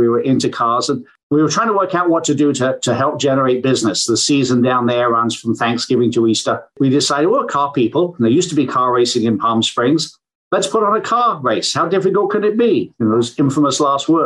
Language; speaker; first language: English; native; English